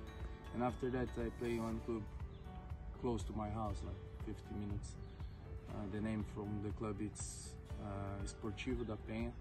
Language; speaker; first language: English; non-native, learner; Portuguese